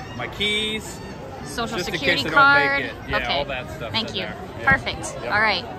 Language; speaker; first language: English; native; English